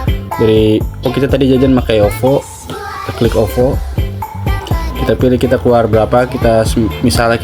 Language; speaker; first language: Indonesian; native; Indonesian